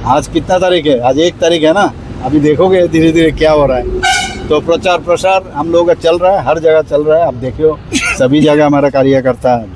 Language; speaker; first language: Hindi; non-native, local second language; Bangla